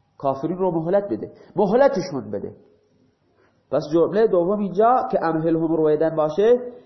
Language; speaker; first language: Persian; non-native, local second language; Baluchi